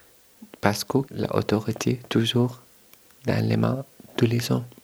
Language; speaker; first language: French; non-native, learner; Arabic